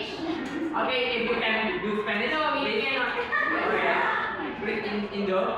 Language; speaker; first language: English; non-native, learner; Indonesian